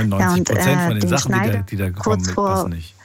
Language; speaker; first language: German; native; German